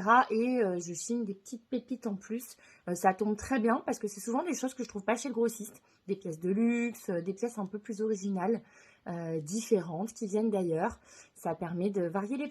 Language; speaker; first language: French; native; French